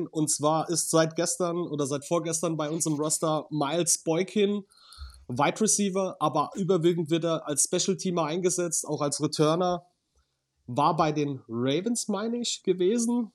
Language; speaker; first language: German; native; German